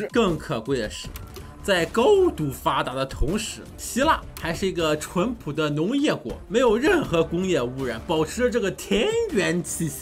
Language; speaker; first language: Chinese; native; Chinese